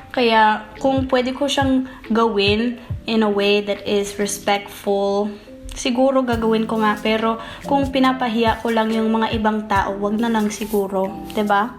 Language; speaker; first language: Filipino; non-native, fluent; English